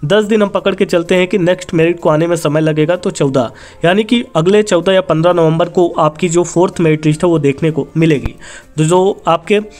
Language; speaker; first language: Hindi; native; Hindi